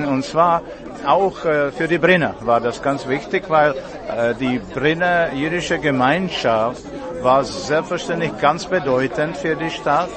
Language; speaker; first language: German; non-native, fluent; Czech